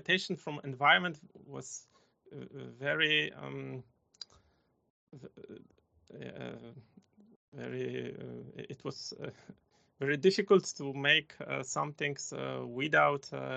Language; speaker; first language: English; non-native, learner; Polish